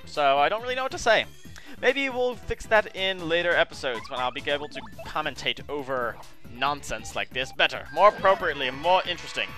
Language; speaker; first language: English; native; English